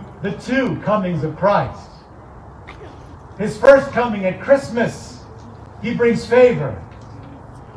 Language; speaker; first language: English; native; English